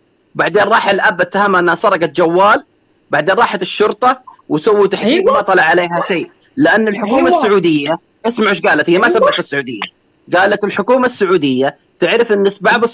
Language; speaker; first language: Arabic; native; Arabic